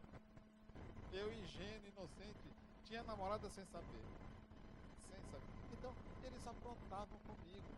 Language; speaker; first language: Portuguese; native; Portuguese